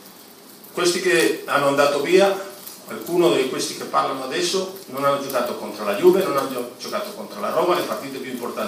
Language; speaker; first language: Italian; non-native, fluent; Spanish